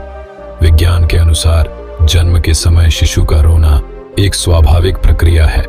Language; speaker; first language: Hindi; native; Hindi